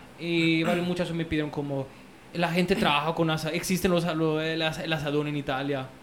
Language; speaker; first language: Spanish; non-native, fluent; Italian